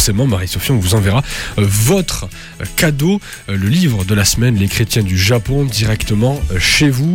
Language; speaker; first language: French; native; French